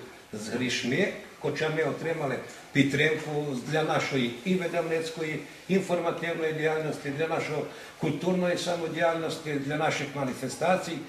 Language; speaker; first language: Ukrainian; early bilingual, heritage; Ukrainian